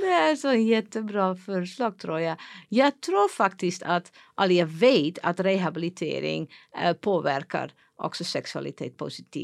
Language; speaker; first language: Swedish; non-native, fluent; Dutch